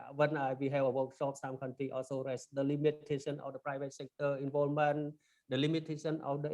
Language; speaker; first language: English; non-native, learner; Khmer